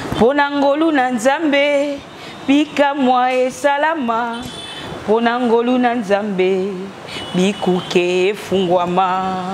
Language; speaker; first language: French; non-native, local second language; Lingala